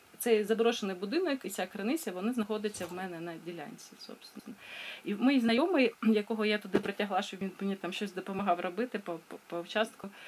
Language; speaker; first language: Ukrainian; non-native, local second language; Russian